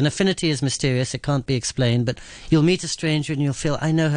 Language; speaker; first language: English; native; English